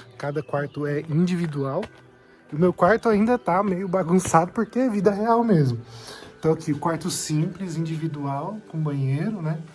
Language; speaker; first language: Portuguese; native; Portuguese